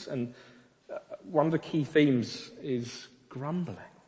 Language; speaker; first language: English; native; English